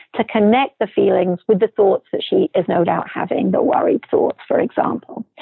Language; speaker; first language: English; native; English